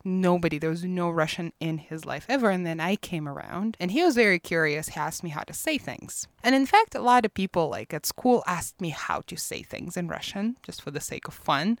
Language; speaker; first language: English; non-native, fluent; Russian